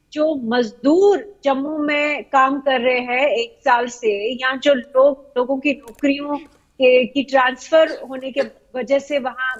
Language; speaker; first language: Hindi; native; Hindi